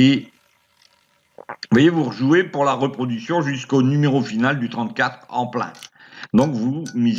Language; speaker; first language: French; native; French